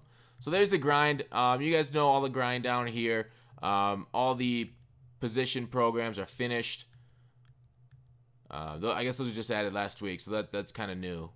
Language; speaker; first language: English; native; English